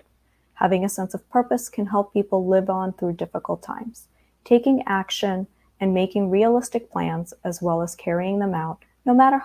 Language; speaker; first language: English; early bilingual, other home language; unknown